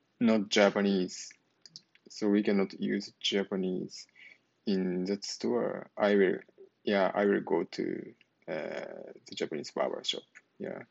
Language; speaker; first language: English; non-native, learner; Japanese